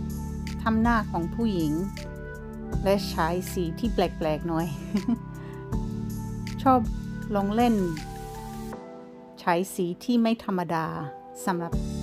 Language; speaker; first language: Thai; non-native, fluent; English